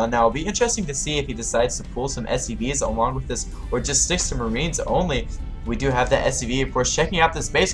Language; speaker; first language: English; native; English